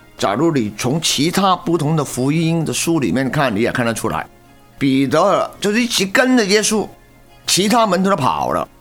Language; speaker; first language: Chinese; non-native, local second language; Cantonese